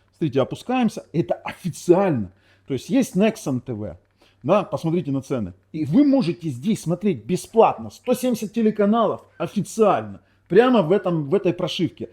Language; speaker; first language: Russian; non-native, local second language; Ukrainian